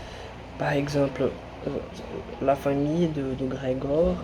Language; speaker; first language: French; non-native, learner; Portuguese